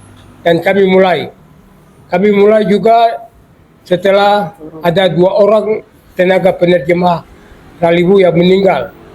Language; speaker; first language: Indonesian; non-native, local second language; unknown